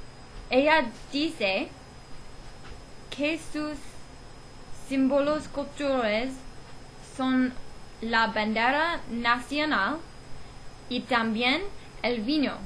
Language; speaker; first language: Spanish; non-native, learner; English